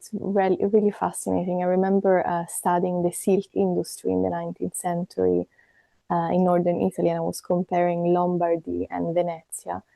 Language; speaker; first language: English; non-native, fluent; Italian